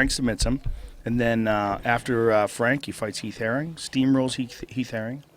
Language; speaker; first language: English; native; English